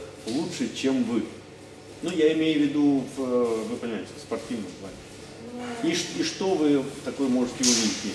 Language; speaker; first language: Russian; native; Russian